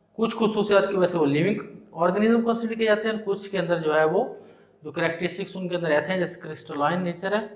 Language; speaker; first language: Urdu; non-native, local second language; Punjabi